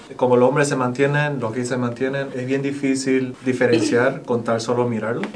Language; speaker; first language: Spanish; early bilingual, other home language; Korean